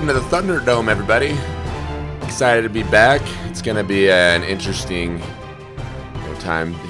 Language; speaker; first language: English; native; English